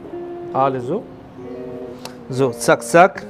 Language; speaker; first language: German; non-native, learner; Italian